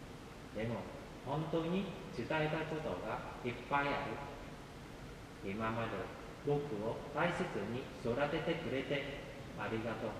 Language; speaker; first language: Japanese; non-native, fluent; Vietnamese